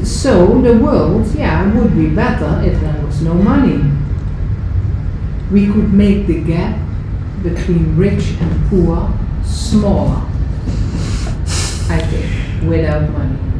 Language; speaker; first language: English; non-native, fluent; Dutch